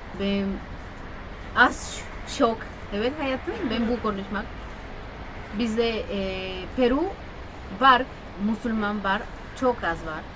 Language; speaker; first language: Turkish; non-native, learner; Spanish